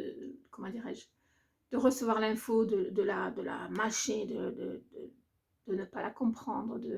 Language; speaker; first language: French; native; French